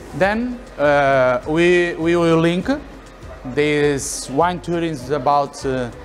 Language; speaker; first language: English; non-native, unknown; Portuguese